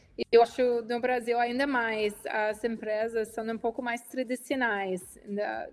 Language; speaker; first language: Portuguese; non-native, fluent; English